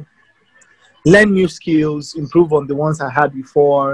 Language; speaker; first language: English; non-native, local second language; Yoruba